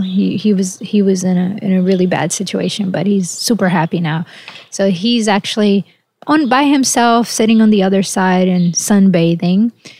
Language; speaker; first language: English; early bilingual, other home language; Portuguese